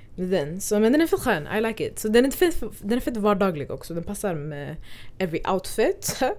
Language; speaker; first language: Swedish; early bilingual, other home language; Somali